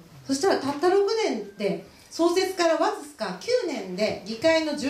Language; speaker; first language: Japanese; native; Japanese